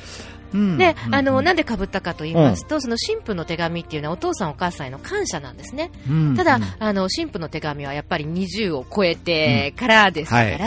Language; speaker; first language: Japanese; native; Japanese